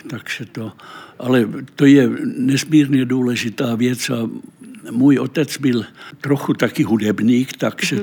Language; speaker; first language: Czech; non-native, fluent; Finnish